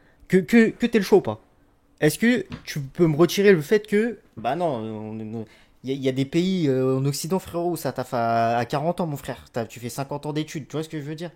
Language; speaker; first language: French; native; French